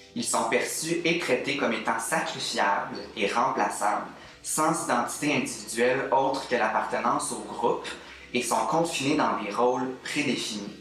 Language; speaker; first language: French; native; French